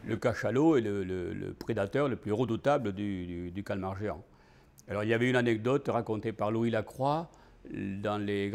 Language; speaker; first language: French; native; French